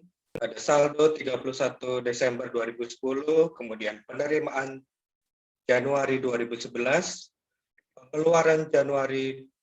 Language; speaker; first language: Indonesian; native; Indonesian